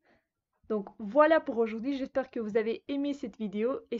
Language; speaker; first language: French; non-native, fluent; Russian